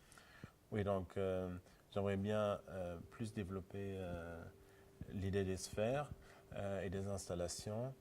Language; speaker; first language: French; non-native, local second language; Luxembourgish